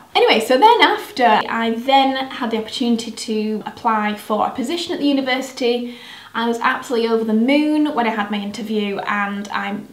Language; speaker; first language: English; native; English